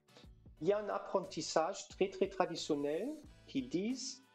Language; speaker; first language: French; non-native, fluent; German